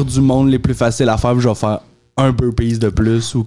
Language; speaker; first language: French; native; French